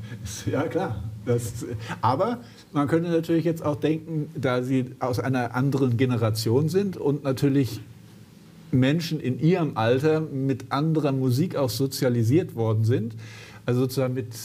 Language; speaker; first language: German; native; German